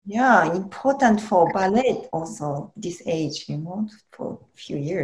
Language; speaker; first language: English; non-native, learner; Japanese